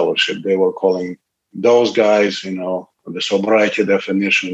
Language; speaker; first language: English; non-native, fluent; Russian